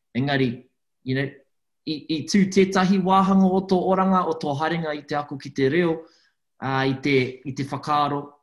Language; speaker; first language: Māori; non-native, local second language; English